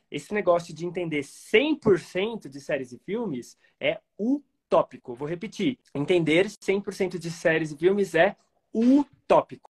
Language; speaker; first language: Portuguese; native; Portuguese